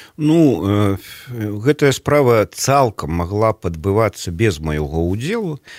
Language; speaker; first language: Belarusian; native; Belarusian